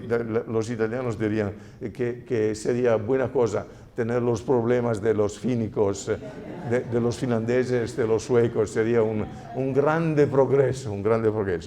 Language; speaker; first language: Spanish; non-native, fluent; Italian